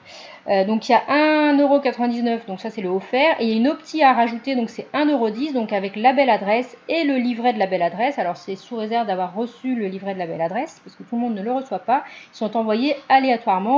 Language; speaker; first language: French; native; French